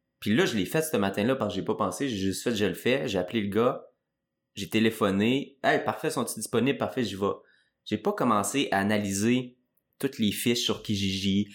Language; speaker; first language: French; native; French